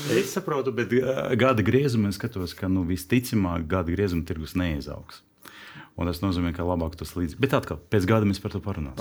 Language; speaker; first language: Latvian; non-native, local second language; Russian